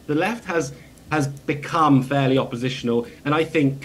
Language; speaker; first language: English; native; English